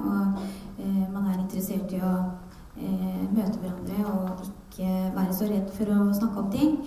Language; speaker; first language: Norwegian; early bilingual, other home language; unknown